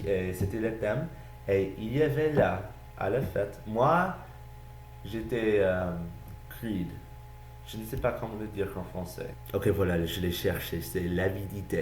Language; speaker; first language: French; non-native, learner; English